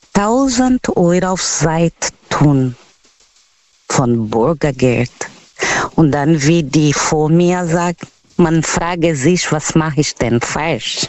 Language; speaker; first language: German; non-native, fluent; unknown